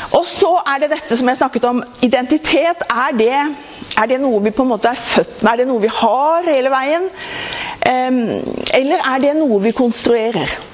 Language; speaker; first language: Norwegian; native; Norwegian